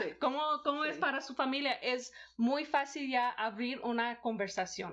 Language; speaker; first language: Spanish; non-native, fluent; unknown